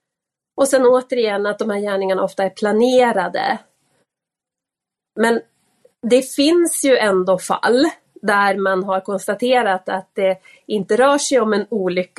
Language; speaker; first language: Swedish; native; Swedish